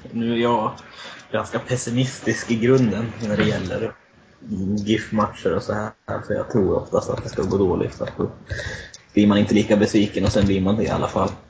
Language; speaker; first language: Swedish; native; Swedish